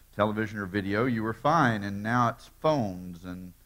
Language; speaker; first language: English; native; English